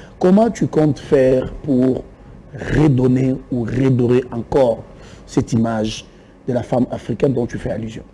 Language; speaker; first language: French; non-native, local second language; Lingala